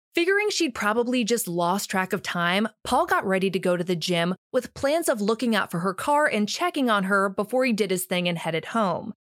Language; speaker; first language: English; native; English